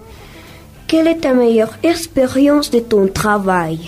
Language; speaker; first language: French; non-native, learner; Spanish